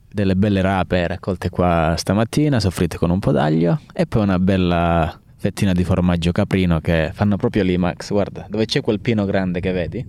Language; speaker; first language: Italian; native; Italian